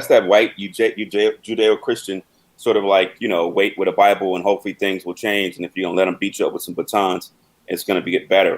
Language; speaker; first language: English; native; English